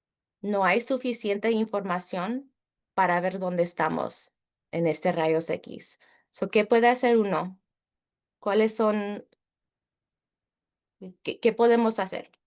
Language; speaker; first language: Spanish; early bilingual, heritage; Spanish